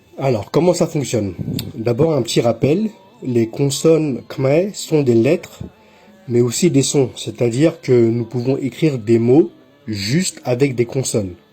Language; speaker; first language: French; native; French